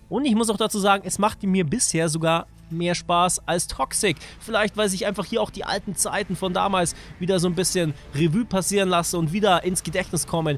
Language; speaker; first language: German; native; German